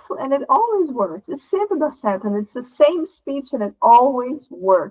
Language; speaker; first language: English; non-native, fluent; Portuguese